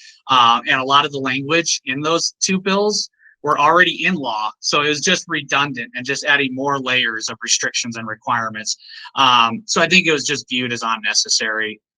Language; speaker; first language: English; native; English